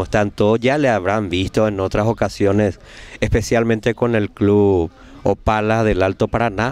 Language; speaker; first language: Spanish; native; Spanish